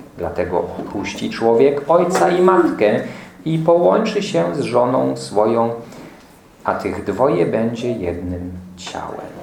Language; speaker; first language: Polish; non-native, fluent; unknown